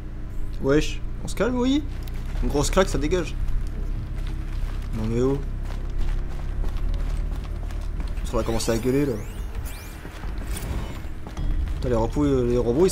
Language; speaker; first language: French; native; French